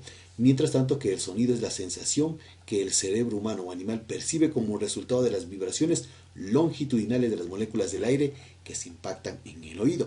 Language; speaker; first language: Spanish; native; Spanish